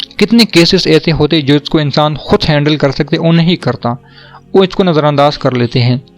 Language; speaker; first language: Urdu; non-native, local second language; Pashto